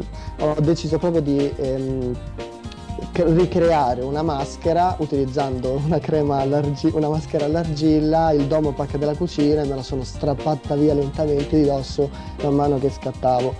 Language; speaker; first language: Italian; native; Italian